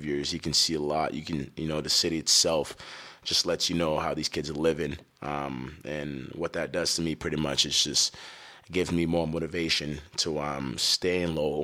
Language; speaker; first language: English; early bilingual, other home language; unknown